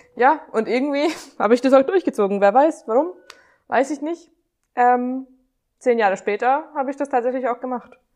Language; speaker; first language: German; non-native, fluent; Hungarian